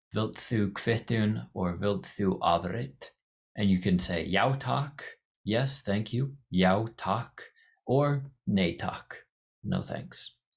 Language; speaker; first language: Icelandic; non-native, learner; English